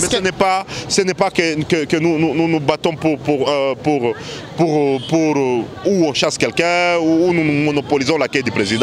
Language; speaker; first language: French; non-native, local second language; Swahili